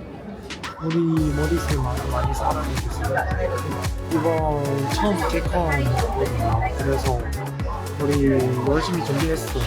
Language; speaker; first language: Korean; non-native, learner; Chinese